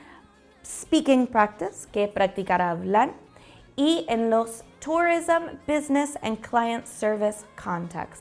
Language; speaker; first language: Spanish; non-native, fluent; English